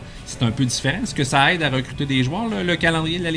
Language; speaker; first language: French; native; French